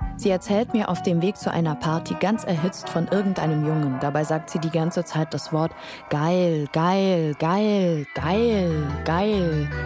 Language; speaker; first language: German; non-native, fluent; Lithuanian